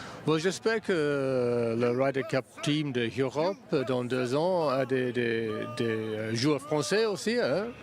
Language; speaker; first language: French; non-native, learner; English